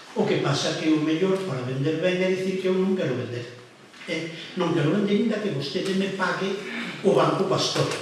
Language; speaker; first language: Galician; non-native, local second language; Spanish